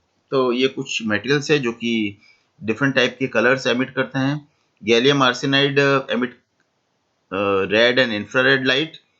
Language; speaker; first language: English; non-native, local second language; Hindi